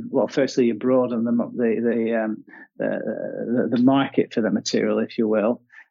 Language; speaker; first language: English; native; English